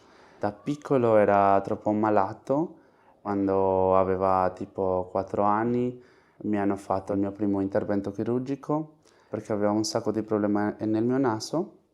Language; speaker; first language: Italian; non-native, fluent; Spanish